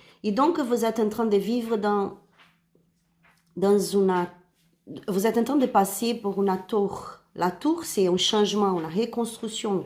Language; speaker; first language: French; non-native, learner; Spanish